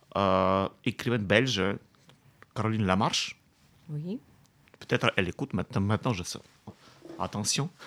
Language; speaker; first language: French; non-native, fluent; Ukrainian